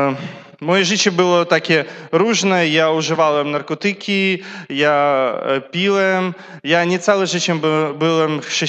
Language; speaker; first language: Polish; non-native, learner; Russian